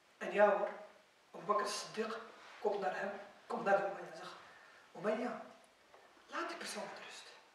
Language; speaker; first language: Dutch; non-native, fluent; Arabic